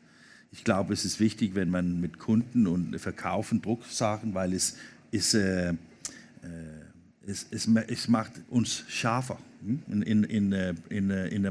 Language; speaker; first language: German; non-native, learner; Danish